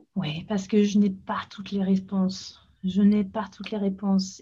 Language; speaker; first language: French; non-native, fluent; English